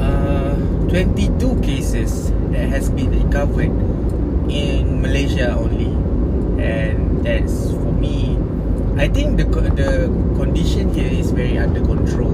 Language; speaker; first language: English; non-native, local second language; Malay